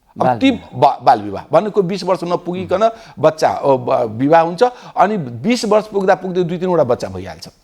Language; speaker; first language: Nepali; non-native, local second language; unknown